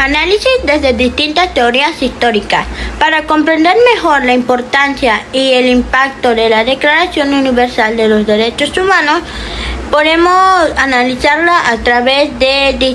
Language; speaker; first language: Spanish; native; Spanish